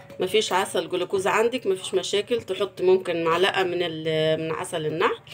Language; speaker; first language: Arabic; native; Arabic